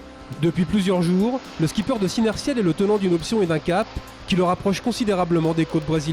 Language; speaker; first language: French; native; French